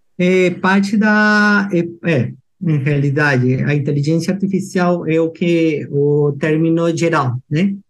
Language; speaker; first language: Portuguese; non-native, fluent; Spanish